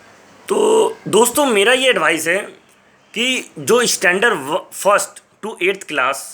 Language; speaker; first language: Hindi; native; Hindi